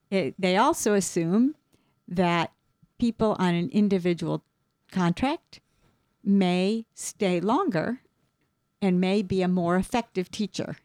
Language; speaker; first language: English; native; English